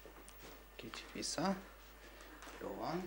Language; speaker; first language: Hungarian; non-native, learner; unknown